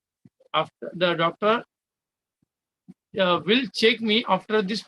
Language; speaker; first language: English; non-native, learner; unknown